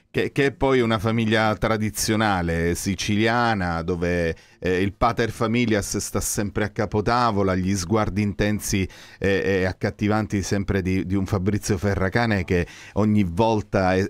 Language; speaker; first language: Italian; native; Italian